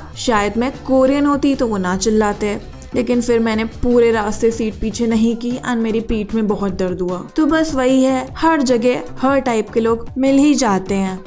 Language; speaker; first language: Hindi; native; Hindi